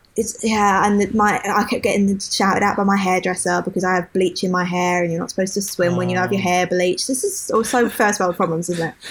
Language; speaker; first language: English; native; English